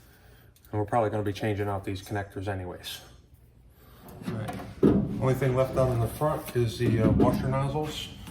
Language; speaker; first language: English; native; English